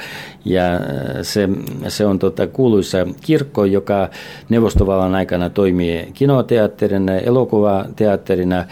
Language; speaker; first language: Finnish; non-native, fluent; Russian